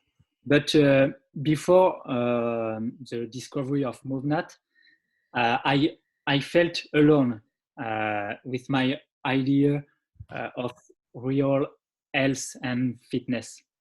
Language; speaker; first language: English; non-native, learner; French